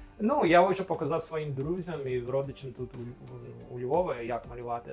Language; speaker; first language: Ukrainian; non-native, fluent; English